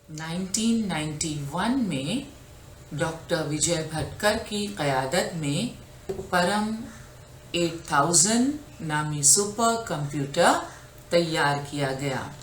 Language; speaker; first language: Urdu; native; Urdu